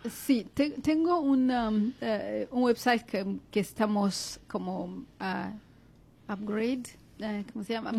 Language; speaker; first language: Spanish; non-native, fluent; Kinyarwanda